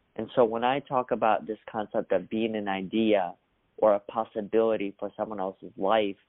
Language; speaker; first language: English; early bilingual, other home language; Russian